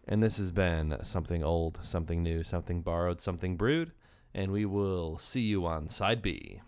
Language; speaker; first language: English; native; English